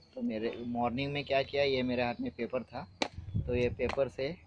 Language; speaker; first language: Hindi; non-native, local second language; Marathi